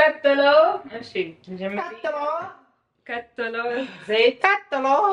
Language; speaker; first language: Amharic; non-native, learner; Arabic